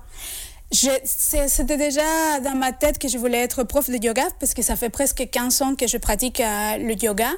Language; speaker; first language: French; non-native, fluent; Spanish